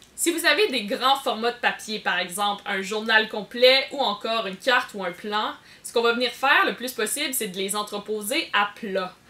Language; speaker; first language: French; native; French